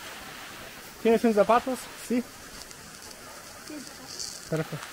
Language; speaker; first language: Spanish; non-native, learner; English